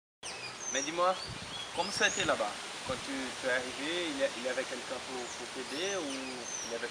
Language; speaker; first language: French; non-native, fluent; Portuguese